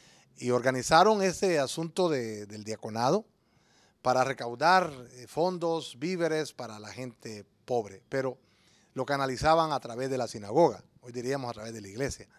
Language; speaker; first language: Spanish; native; Spanish